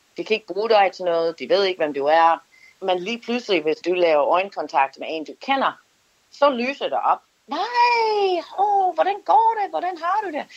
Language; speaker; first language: Danish; non-native, fluent; English